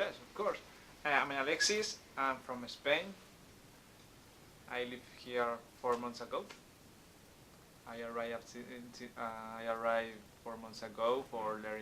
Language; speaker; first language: English; non-native, learner; Spanish